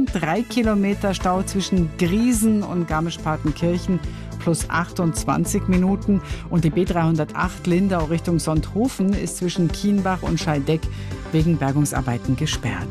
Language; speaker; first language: German; native; German